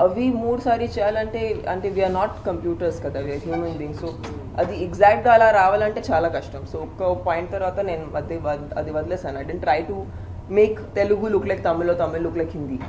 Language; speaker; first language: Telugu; non-native, fluent; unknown